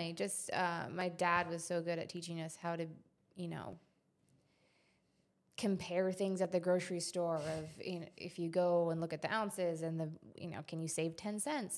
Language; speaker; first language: English; native; English